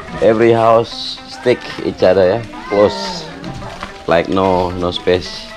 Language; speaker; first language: English; non-native, learner; Indonesian